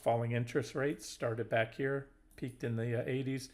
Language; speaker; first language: English; native; English